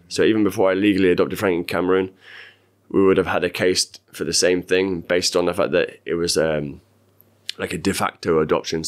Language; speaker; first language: English; native; English